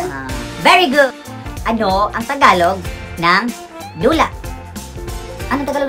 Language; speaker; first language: Filipino; non-native, local second language; Cebuano